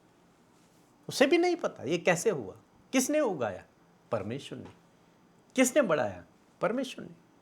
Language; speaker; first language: Hindi; native; Hindi